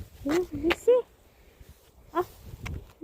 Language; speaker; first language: English; non-native, learner; Filipino